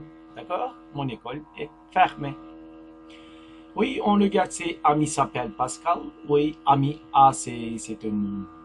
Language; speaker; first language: French; non-native, fluent; Turkish